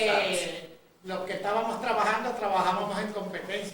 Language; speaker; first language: Spanish; native; Spanish